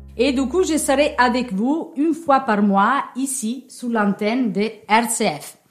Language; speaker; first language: French; non-native, fluent; Italian